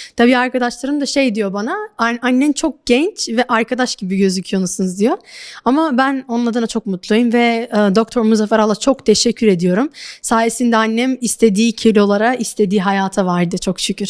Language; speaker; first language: Turkish; non-native, fluent; Albanian